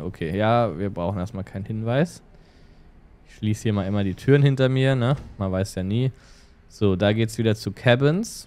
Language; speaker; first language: German; native; German